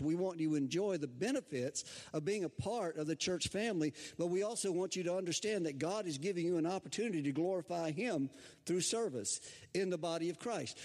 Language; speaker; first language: English; native; English